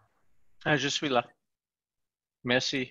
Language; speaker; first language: French; non-native, learner; English